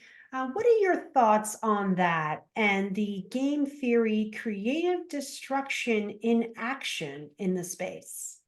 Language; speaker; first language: English; native; English